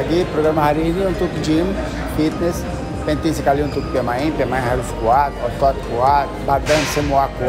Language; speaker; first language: Indonesian; non-native, learner; Portuguese